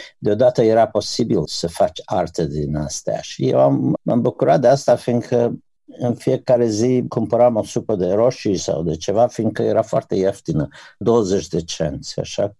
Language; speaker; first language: Romanian; native; Romanian